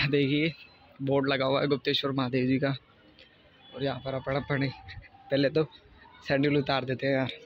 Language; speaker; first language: Hindi; native; Hindi